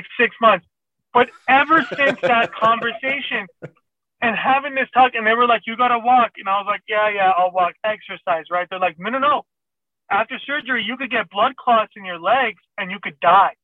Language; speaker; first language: English; non-native, fluent; Persian